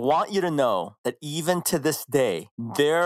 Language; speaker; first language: English; early bilingual, other home language; Korean